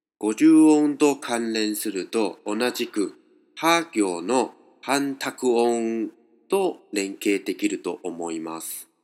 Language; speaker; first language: Japanese; non-native, fluent; Chinese